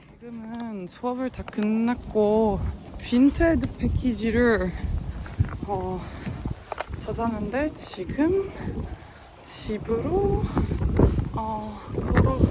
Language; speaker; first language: Korean; non-native, learner; Dutch